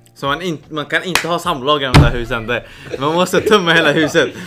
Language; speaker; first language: Swedish; non-native, fluent; Arabic